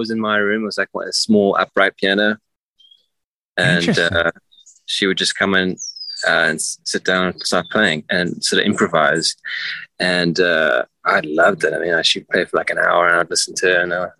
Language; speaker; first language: English; native; English